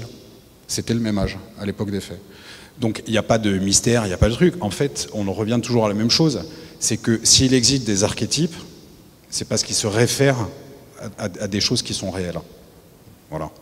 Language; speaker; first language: French; native; French